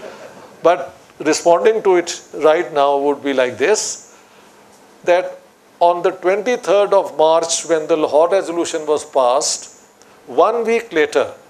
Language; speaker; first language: English; non-native, local second language; Punjabi